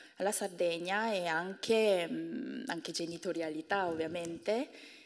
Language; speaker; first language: Italian; non-native, fluent; Korean